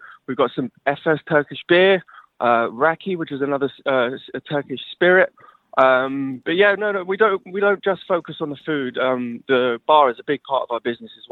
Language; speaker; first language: English; native; English